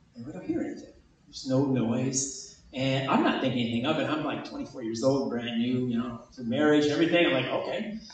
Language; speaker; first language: English; native; English